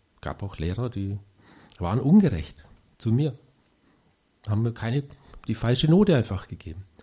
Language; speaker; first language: German; native; German